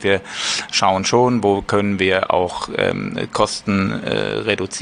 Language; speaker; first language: German; native; German